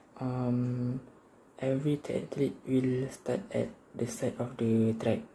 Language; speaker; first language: English; non-native, learner; Malay